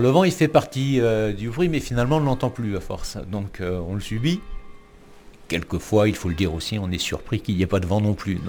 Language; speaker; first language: French; native; French